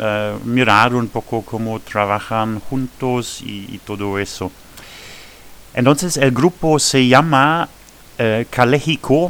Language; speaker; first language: Spanish; non-native, fluent; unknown